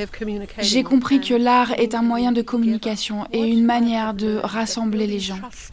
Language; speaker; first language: French; native; French